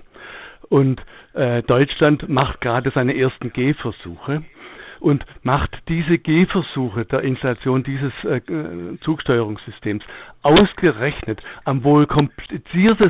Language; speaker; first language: German; native; German